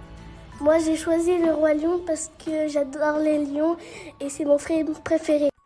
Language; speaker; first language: French; non-native, learner; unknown